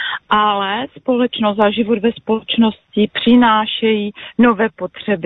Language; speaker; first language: Czech; non-native, local second language; Polish